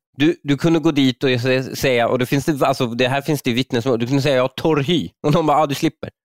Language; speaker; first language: Swedish; early bilingual, other home language; Persian